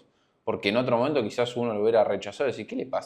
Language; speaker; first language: Spanish; native; Spanish